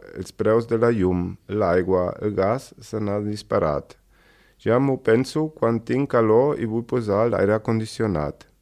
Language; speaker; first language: Catalan; native; Catalan